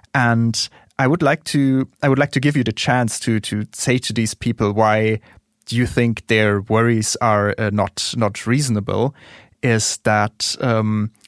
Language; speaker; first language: English; non-native, fluent; German